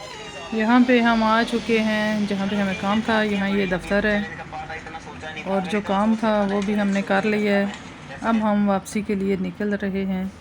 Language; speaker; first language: Hindi; native; Hindi